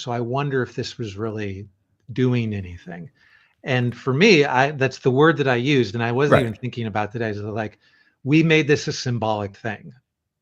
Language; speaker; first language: English; native; English